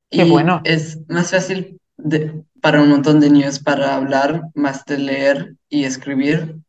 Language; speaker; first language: Spanish; early bilingual, heritage; English